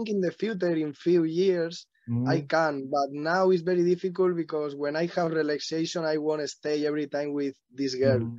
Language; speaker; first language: English; non-native, learner; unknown